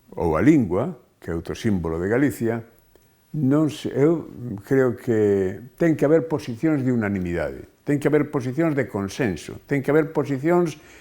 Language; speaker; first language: Galician; native; Galician